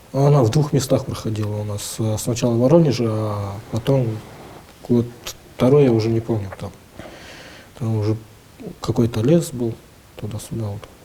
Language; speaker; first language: Russian; native; Russian